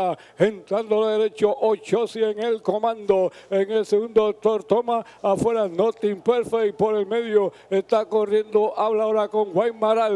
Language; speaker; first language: Spanish; native; Spanish